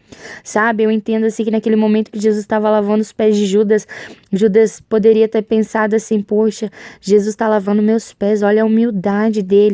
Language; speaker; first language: Portuguese; native; Portuguese